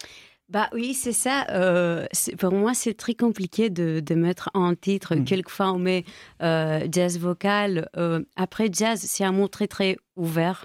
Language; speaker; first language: French; non-native, fluent; Greek